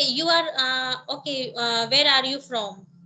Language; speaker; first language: English; non-native, learner; Hindi